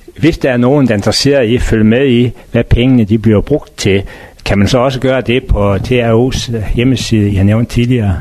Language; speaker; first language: Danish; native; Danish